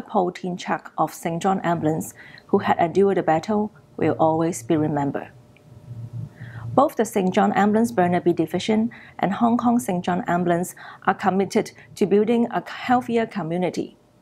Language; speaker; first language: English; non-native, local second language; Cantonese